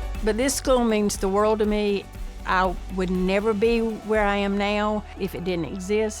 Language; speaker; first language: English; native; English